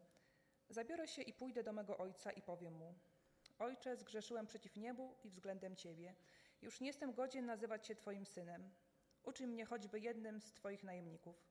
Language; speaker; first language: Polish; native; Polish